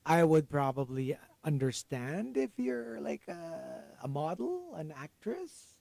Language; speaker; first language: English; non-native, local second language; Filipino